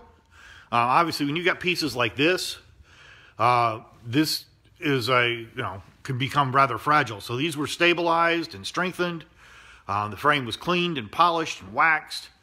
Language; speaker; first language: English; native; English